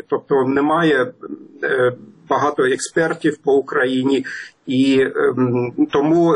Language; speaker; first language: Ukrainian; non-native, fluent; German